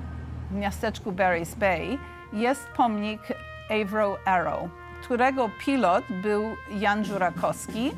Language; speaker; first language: Polish; early bilingual, heritage; English